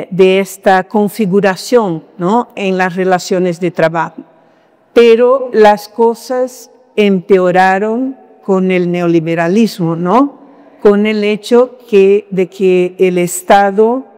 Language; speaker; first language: Spanish; non-native, fluent; Portuguese